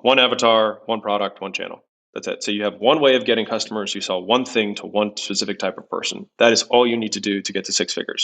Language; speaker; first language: English; native; English